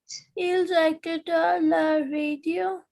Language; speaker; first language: French; non-native, learner; Hindi